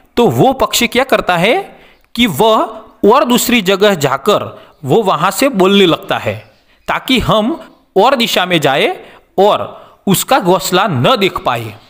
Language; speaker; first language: Hindi; non-native, local second language; Gujarati